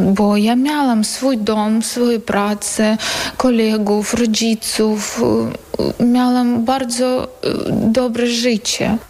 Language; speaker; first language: Polish; non-native, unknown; Ukrainian